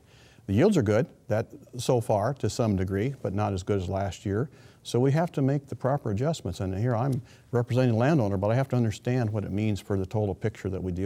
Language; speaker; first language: English; native; English